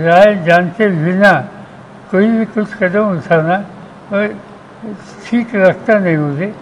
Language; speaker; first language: Hindi; non-native, local second language; Marathi